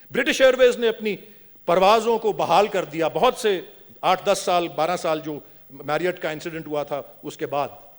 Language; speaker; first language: Urdu; native; Urdu